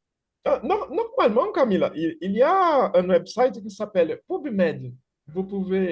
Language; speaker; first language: French; non-native, fluent; Portuguese